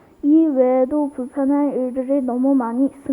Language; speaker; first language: Korean; early bilingual, other home language; Chinese